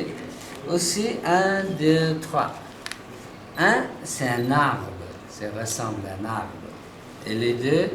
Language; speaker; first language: French; non-native, learner; Chinese